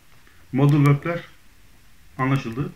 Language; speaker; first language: Turkish; native; Turkish